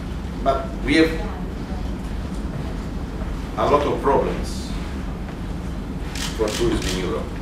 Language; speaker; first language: English; non-native, learner; Italian